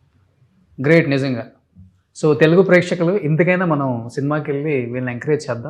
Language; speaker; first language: Telugu; native; Telugu